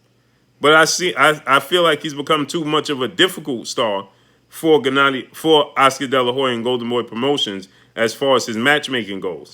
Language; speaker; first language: English; native; English